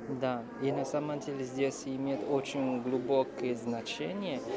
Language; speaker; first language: Russian; non-native, fluent; Chinese